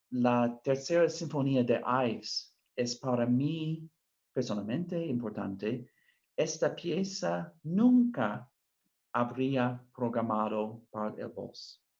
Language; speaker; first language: Spanish; non-native, fluent; English